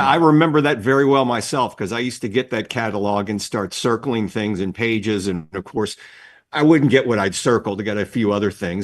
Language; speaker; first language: English; native; English